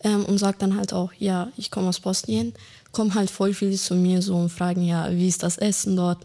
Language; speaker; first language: German; early bilingual, other home language; Bosnian